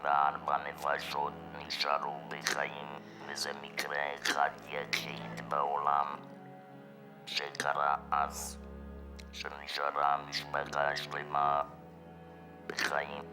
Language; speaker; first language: Hebrew; non-native, fluent; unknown